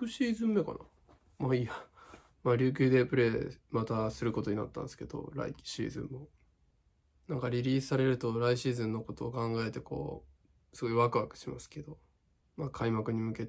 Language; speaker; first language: Japanese; native; Japanese